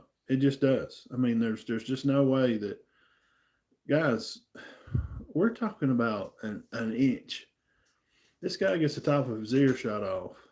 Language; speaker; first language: English; native; English